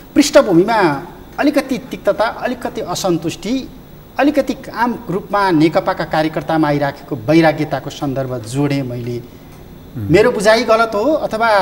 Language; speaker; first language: Nepali; native; Nepali